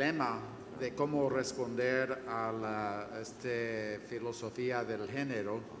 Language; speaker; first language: Spanish; non-native, fluent; English